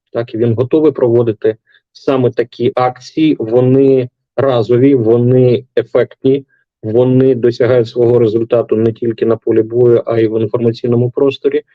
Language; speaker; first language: Ukrainian; non-native, local second language; Russian